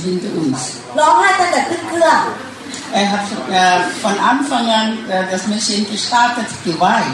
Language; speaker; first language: German; non-native, learner; Thai